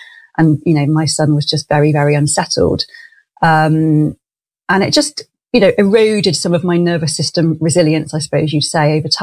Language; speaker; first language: English; native; English